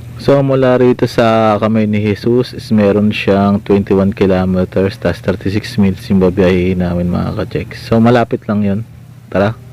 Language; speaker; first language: Filipino; non-native, local second language; Bikol